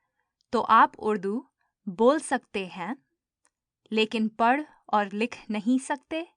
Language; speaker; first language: Hindi; early bilingual, heritage; Urdu